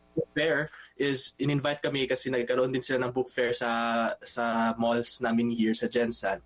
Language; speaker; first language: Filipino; non-native, local second language; Hiligaynon